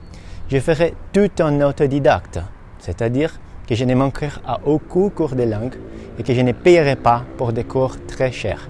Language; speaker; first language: French; non-native, fluent; Portuguese